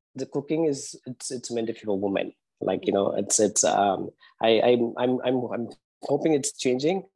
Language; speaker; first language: English; non-native, local second language; Tamil